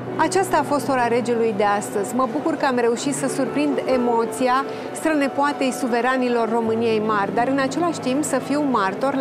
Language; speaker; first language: Romanian; native; Romanian